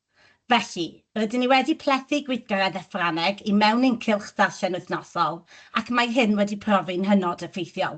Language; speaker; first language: Welsh; native; Welsh